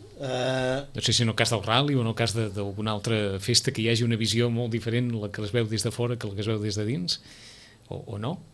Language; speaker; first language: Catalan; native; Catalan